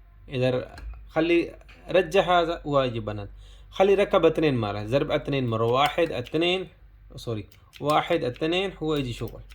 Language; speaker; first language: Arabic; non-native, learner; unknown